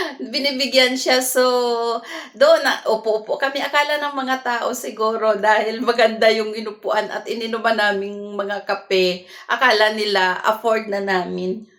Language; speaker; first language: Filipino; non-native, local second language; Cebuano